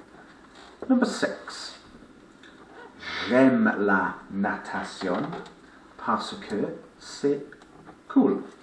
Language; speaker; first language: French; non-native, fluent; English